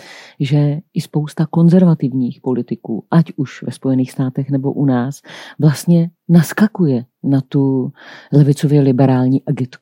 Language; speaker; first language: Czech; native; Czech